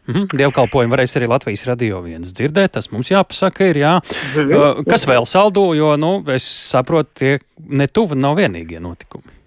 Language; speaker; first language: Latvian; native; Latvian